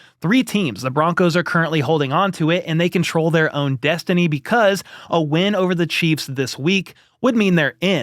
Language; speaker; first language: English; native; English